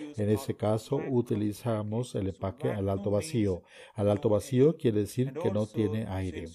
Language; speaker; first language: Spanish; non-native, fluent; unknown